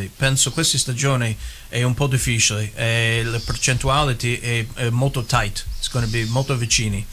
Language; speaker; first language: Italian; early bilingual, heritage; English